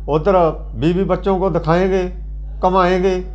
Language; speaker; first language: Hindi; non-native, local second language; Punjabi